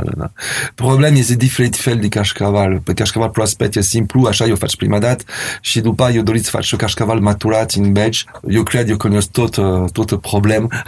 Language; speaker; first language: Romanian; non-native, learner; French